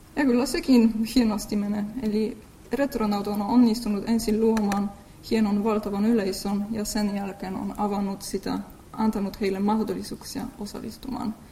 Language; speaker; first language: Finnish; non-native, fluent; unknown